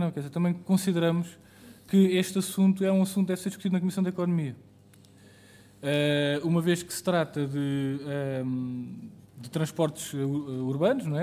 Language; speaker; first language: Portuguese; native; Portuguese